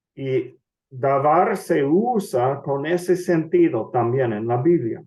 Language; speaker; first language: Spanish; non-native, fluent; English